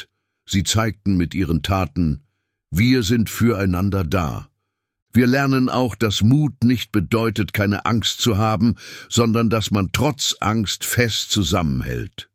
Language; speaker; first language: German; native; German